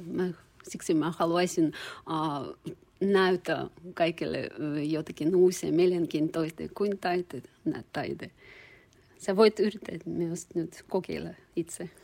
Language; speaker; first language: Finnish; non-native, learner; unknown